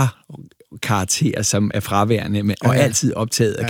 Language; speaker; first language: Danish; native; Danish